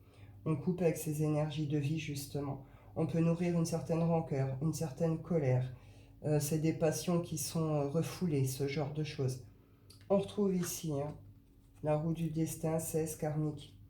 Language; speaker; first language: French; native; French